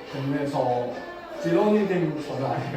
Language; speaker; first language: Korean; non-native, learner; Chinese